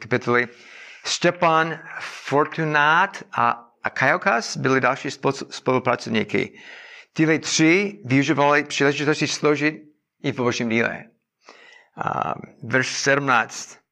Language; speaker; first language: Czech; non-native, learner; English